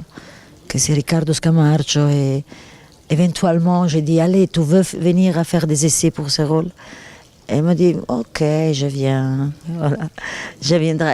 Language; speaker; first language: French; non-native, fluent; Italian